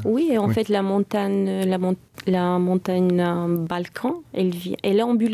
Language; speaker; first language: French; non-native, fluent; Bulgarian